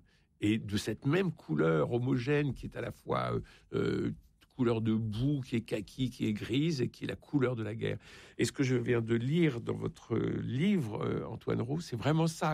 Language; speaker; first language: French; native; French